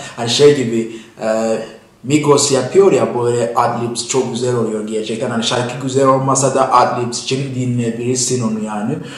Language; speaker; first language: Turkish; non-native, fluent; Kinyarwanda